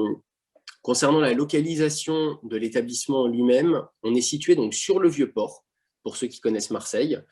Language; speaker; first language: French; native; French